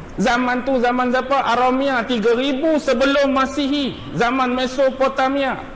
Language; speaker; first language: Malay; native; Malay